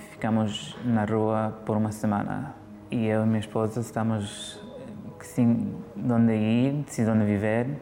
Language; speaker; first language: Portuguese; early bilingual, heritage; English